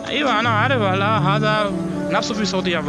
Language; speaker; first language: Arabic; non-native, learner; Urdu